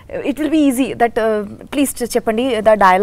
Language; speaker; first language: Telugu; non-native, learner; Bangla